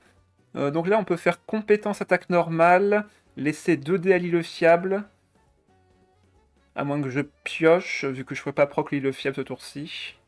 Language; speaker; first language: French; native; French